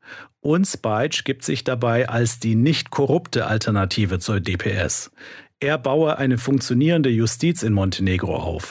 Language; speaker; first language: German; native; German